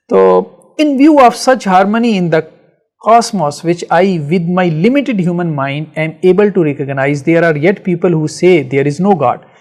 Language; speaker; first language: English; non-native, local second language; Punjabi